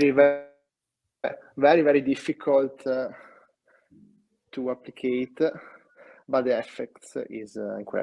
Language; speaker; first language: English; non-native, learner; Italian